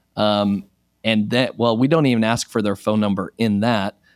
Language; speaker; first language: English; native; English